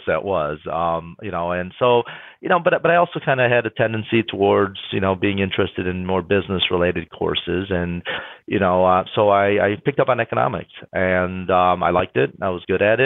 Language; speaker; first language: English; native; English